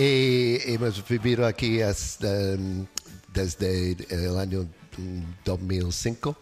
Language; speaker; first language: Spanish; non-native, learner; English